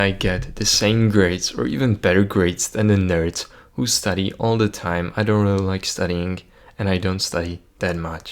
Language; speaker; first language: English; non-native, fluent; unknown